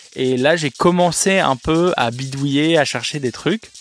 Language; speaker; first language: French; native; French